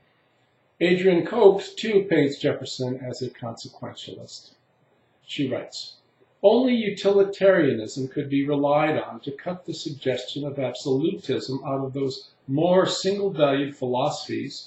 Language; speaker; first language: English; native; English